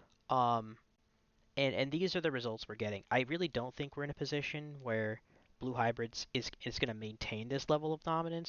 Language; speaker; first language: English; native; English